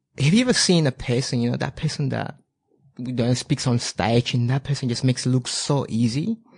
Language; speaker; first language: English; non-native, fluent; Spanish